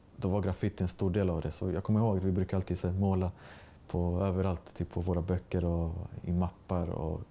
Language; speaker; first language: Swedish; native; Swedish